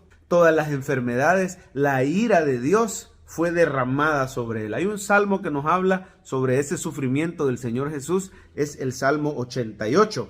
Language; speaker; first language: Spanish; native; Spanish